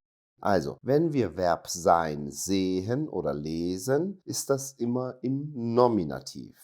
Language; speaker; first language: German; non-native, fluent; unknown